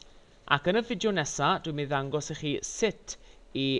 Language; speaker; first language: Welsh; non-native, local second language; English